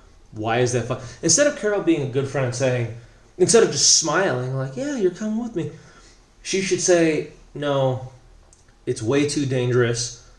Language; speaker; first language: English; native; English